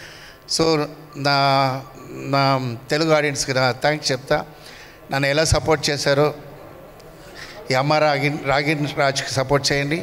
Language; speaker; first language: Telugu; non-native, learner; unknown